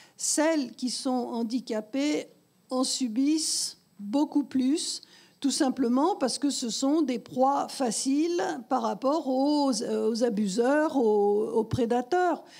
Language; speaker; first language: French; native; French